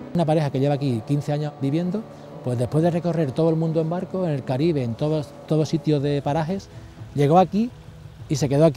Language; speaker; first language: Spanish; native; Spanish